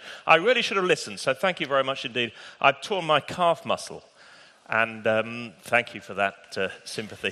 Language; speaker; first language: English; native; English